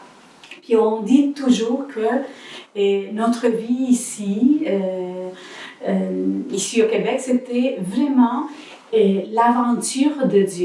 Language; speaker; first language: French; non-native, learner; Spanish